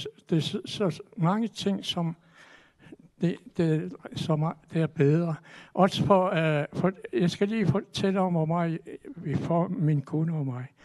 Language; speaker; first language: Danish; non-native, local second language; Kalaallisut